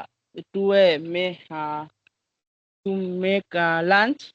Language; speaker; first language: English; non-native, learner; Bangla